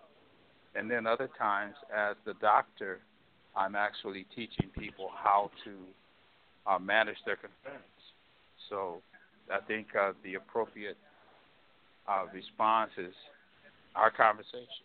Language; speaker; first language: English; native; English